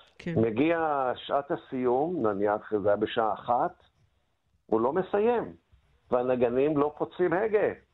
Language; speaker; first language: Hebrew; native; Hebrew